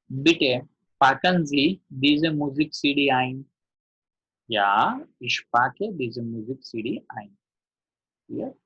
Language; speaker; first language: German; non-native, learner; Gujarati